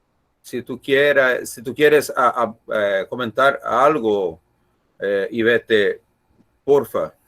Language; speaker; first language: Spanish; non-native, learner; Portuguese